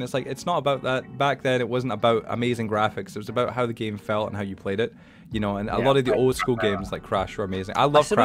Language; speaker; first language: English; native; English